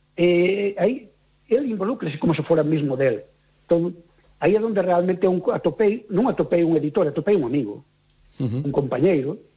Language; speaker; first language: Galician; native; Galician